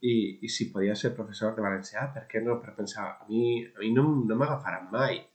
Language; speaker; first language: Catalan; non-native, local second language; Spanish